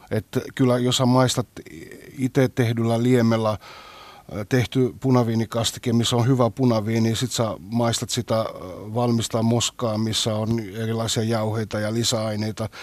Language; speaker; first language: Finnish; non-native, fluent; Greek